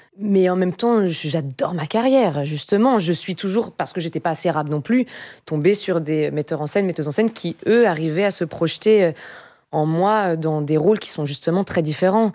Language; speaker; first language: French; native; French